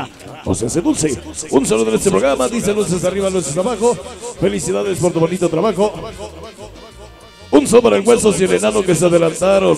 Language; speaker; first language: Spanish; native; Spanish